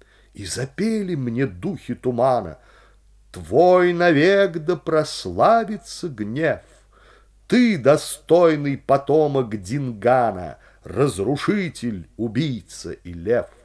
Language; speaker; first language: Russian; native; Russian